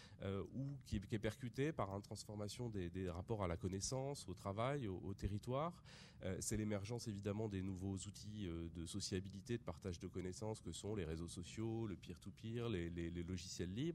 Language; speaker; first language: French; native; French